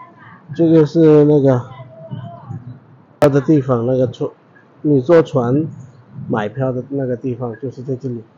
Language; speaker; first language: Chinese; non-native, fluent; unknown